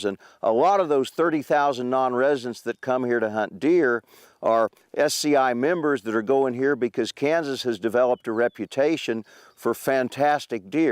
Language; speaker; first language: English; native; English